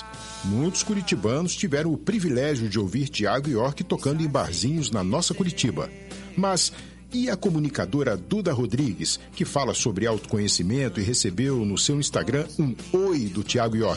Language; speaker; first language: Portuguese; native; Portuguese